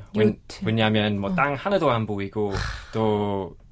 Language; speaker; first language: Korean; non-native, learner; English